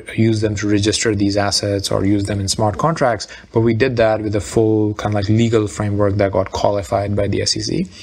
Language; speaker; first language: English; non-native, local second language; Urdu